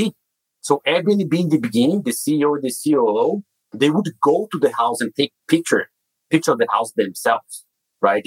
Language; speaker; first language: English; non-native, fluent; Portuguese